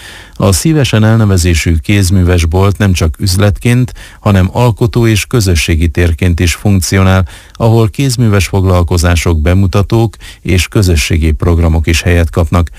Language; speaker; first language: Hungarian; native; Hungarian